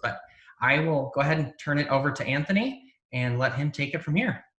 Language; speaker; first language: English; native; English